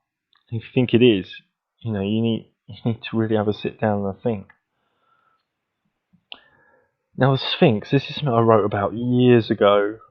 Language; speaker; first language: English; native; English